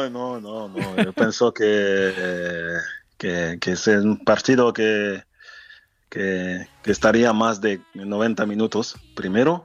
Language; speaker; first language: Spanish; non-native, fluent; French